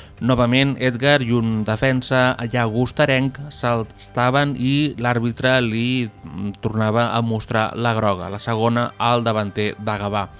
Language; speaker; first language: Catalan; native; Catalan